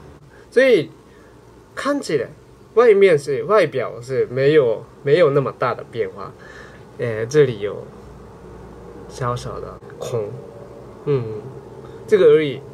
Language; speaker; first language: Chinese; non-native, learner; Japanese